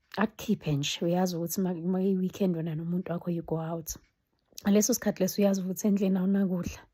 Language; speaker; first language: Zulu; native; Zulu